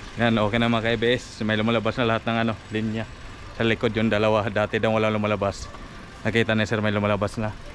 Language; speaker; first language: Filipino; non-native, local second language; Masbatenyo